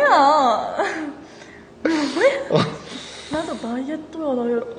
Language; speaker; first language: Korean; non-native, learner; Japanese